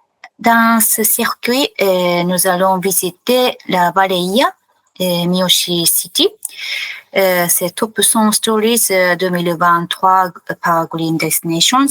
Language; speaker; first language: French; non-native, fluent; Japanese